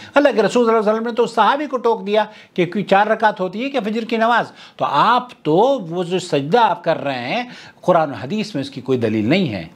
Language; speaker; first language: Urdu; native; Urdu